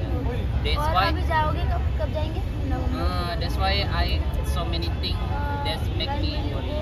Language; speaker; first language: English; non-native, learner; Indonesian